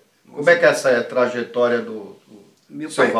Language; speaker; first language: Portuguese; native; Portuguese